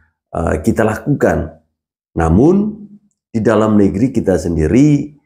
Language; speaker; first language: Indonesian; native; Indonesian